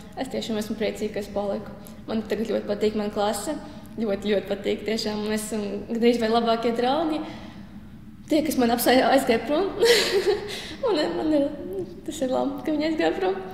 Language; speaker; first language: Latvian; non-native, local second language; Russian